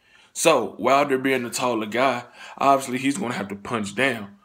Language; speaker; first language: English; native; English